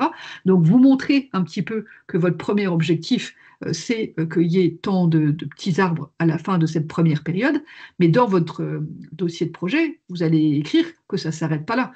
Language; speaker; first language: French; native; French